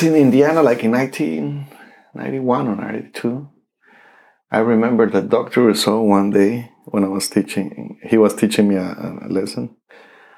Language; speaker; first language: English; non-native, fluent; Spanish